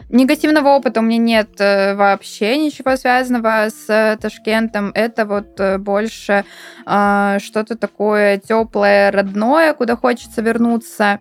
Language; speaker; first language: Russian; native; Russian